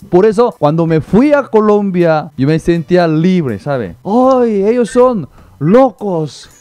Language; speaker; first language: Spanish; non-native, learner; Korean